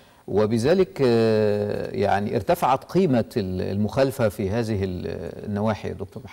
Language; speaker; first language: Arabic; native; Arabic